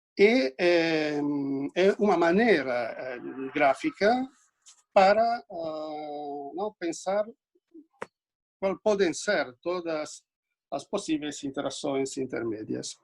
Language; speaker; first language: Portuguese; non-native, fluent; Italian